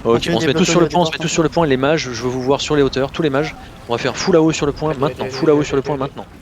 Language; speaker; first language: French; native; French